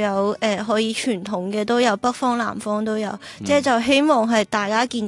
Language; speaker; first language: Cantonese; native; Cantonese